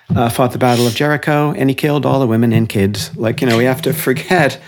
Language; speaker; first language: English; native; English